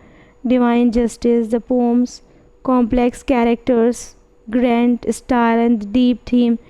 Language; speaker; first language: English; non-native, fluent; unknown